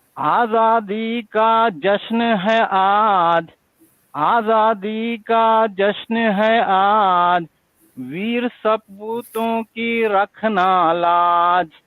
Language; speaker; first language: Hindi; native; Hindi